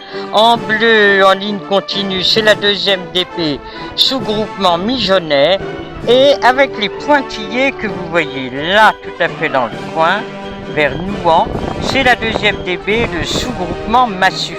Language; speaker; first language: French; native; French